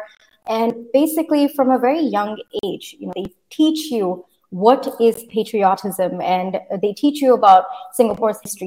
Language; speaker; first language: English; early bilingual, other home language; Kannada